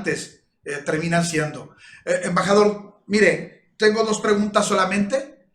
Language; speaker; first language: Spanish; native; Spanish